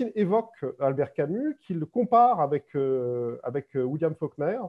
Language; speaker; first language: French; native; French